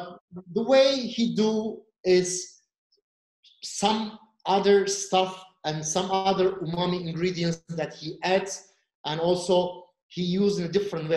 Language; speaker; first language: English; non-native, fluent; Turkish